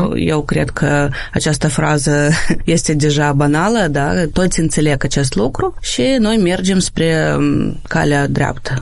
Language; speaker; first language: Romanian; non-native, local second language; Russian